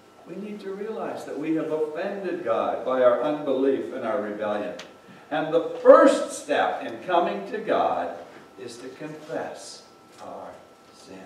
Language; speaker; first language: English; native; English